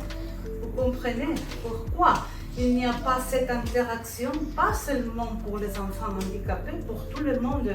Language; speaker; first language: French; non-native, fluent; Spanish